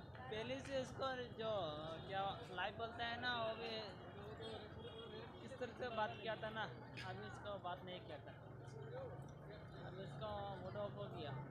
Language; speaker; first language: Hindi; non-native, local second language; Bangla